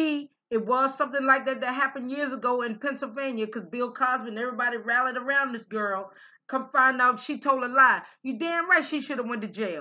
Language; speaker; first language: English; native; English